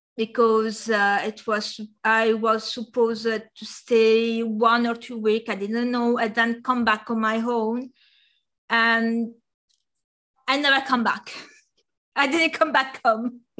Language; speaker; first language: English; non-native, fluent; Italian